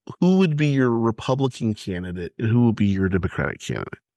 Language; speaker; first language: English; native; English